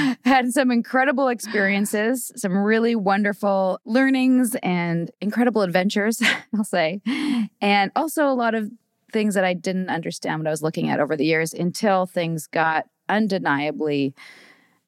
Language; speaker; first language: English; native; English